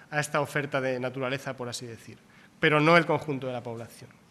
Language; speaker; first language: Spanish; native; Spanish